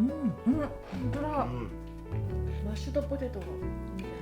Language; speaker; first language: Japanese; native; Japanese